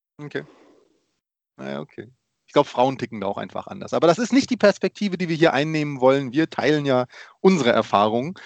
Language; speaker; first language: German; early bilingual, other home language; Polish